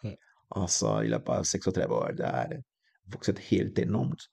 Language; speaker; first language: Norwegian; non-native, fluent; French